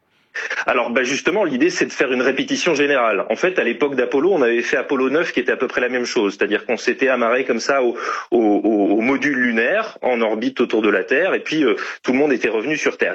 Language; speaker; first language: French; native; French